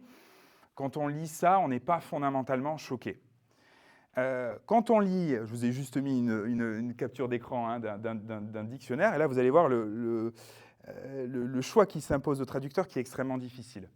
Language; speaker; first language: French; native; French